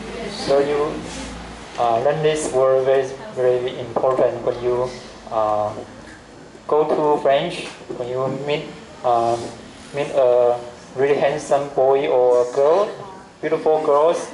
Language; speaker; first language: English; non-native, learner; Chinese